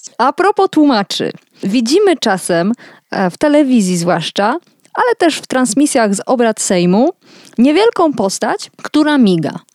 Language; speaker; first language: Polish; native; Polish